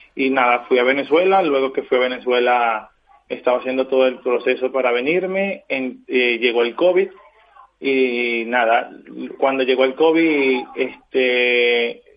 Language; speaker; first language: Spanish; native; Spanish